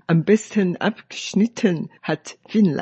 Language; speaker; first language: German; non-native, fluent; Chinese